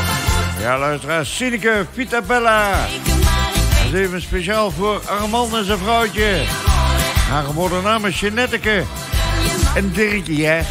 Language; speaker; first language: Dutch; native; Dutch